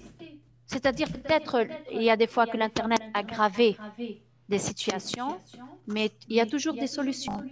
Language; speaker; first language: French; non-native, fluent; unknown